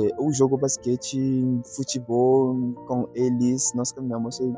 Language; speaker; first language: Portuguese; non-native, learner; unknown